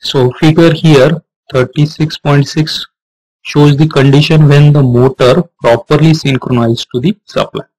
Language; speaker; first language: Hindi; non-native, local second language; Marathi